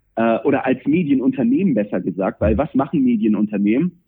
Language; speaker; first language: German; native; German